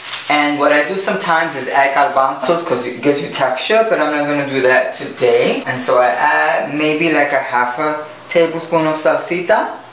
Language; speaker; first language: English; early bilingual, other home language; Spanish